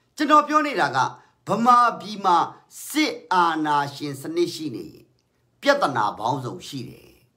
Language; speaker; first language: Burmese; native; Burmese